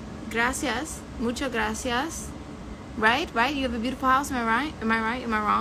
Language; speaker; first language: English; native; English